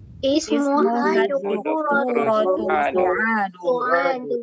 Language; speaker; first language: Arabic; non-native, learner; Indonesian